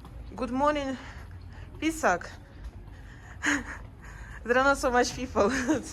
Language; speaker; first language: English; non-native, learner; Russian